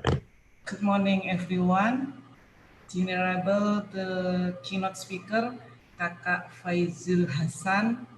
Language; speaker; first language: English; non-native, learner; Indonesian